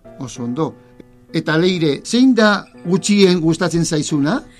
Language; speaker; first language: Basque; non-native, learner; Spanish